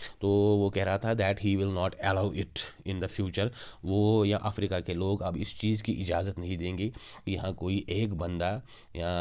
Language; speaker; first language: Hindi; non-native, local second language; Kashmiri